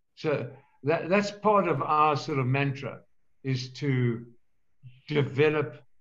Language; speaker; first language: English; native; English